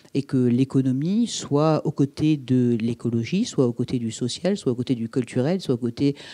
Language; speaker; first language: French; native; French